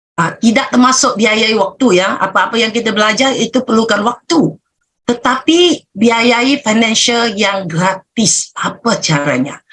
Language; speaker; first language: Malay; non-native, local second language; Chinese